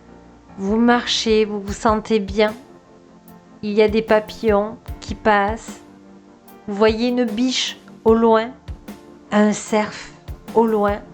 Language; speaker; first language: French; native; French